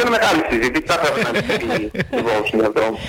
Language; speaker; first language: Greek; native; Greek